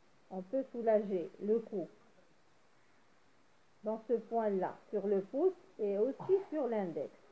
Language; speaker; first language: French; non-native, local second language; Arabic